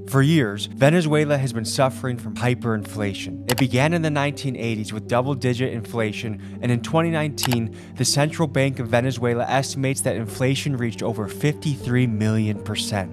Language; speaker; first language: English; native; English